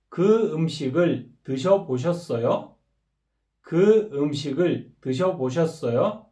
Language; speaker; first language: Korean; non-native, fluent; Kyrgyz